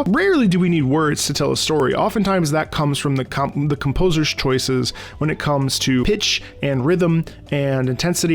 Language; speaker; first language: English; native; English